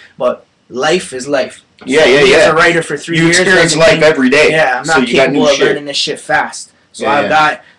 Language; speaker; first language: English; native; English